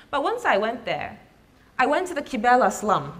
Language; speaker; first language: English; early bilingual, other home language; Japanese